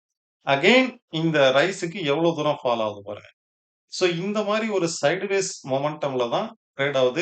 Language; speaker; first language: Tamil; native; Tamil